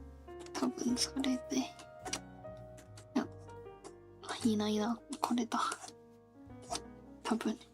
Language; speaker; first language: Japanese; non-native, learner; Korean